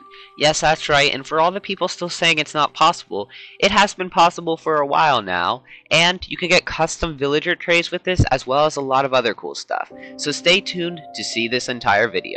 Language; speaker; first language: English; native; English